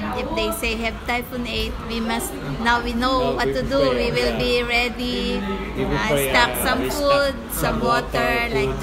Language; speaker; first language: English; non-native, local second language; Filipino